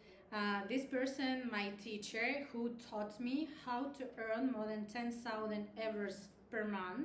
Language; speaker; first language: English; non-native, learner; Russian